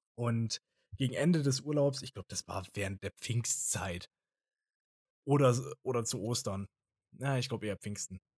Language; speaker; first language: German; native; German